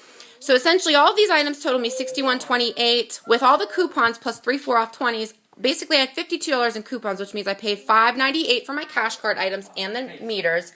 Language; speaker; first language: English; native; English